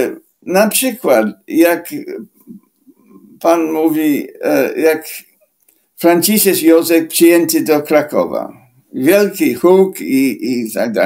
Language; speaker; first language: Polish; non-native, fluent; English